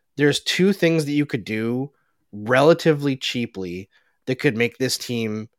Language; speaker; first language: English; native; English